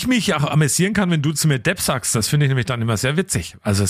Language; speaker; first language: German; native; German